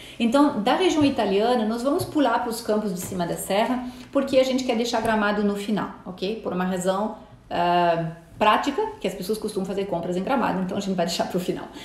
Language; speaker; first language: Portuguese; non-native, fluent; French